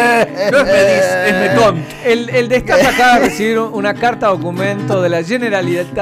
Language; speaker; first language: Spanish; native; Spanish